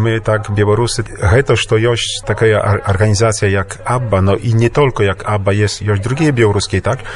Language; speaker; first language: Polish; non-native, learner; Belarusian